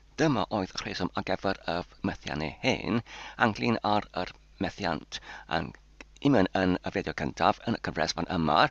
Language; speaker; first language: Welsh; non-native, local second language; English